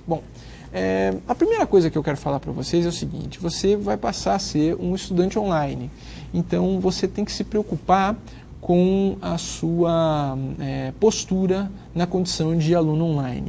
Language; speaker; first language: Portuguese; native; Portuguese